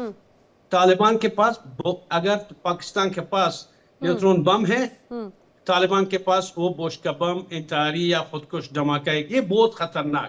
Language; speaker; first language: Hindi; non-native, fluent; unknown